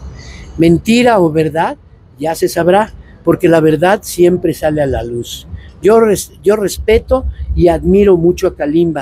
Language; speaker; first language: Spanish; native; Spanish